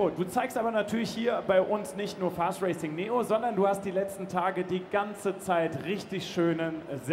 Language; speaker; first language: German; native; German